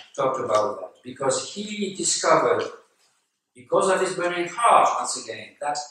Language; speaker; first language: English; non-native, fluent; French